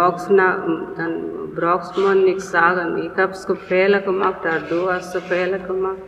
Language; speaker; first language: German; non-native, learner; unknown